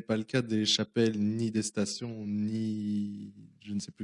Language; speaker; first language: French; native; French